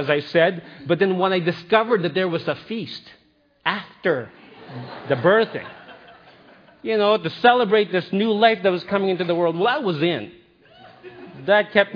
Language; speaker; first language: English; non-native, local second language; Filipino